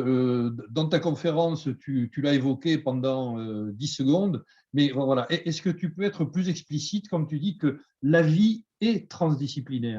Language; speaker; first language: French; native; French